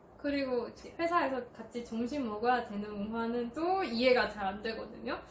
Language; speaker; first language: Korean; non-native, fluent; Chinese